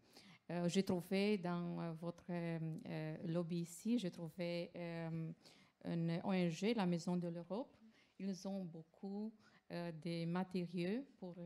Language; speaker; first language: French; non-native, fluent; Romanian